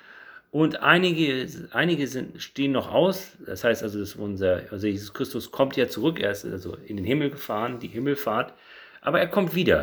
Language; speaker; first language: German; native; German